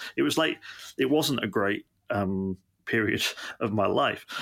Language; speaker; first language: English; native; English